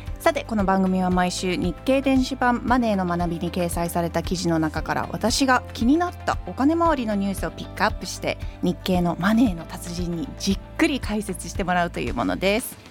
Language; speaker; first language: Japanese; early bilingual, heritage; Japanese